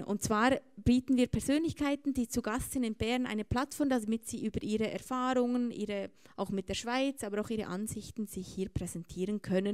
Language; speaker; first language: German; native; German